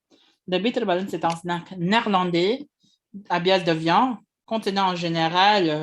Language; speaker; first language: French; non-native, fluent; Indonesian